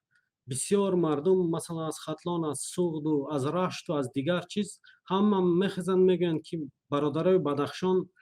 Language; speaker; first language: Persian; non-native, local second language; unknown